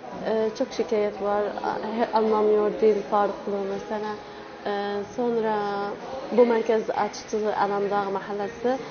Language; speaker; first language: Turkish; non-native, learner; Arabic